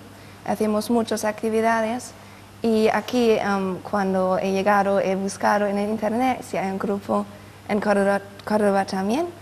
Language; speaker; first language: Spanish; non-native, fluent; German